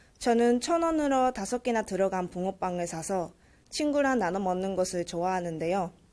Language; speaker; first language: Korean; early bilingual, heritage; Korean